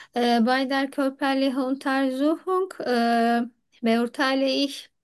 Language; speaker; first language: German; non-native, learner; Turkish